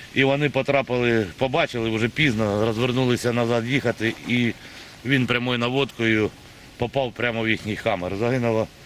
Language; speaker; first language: Ukrainian; native; Ukrainian